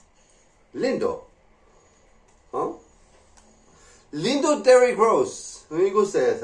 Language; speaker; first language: Spanish; non-native, learner; English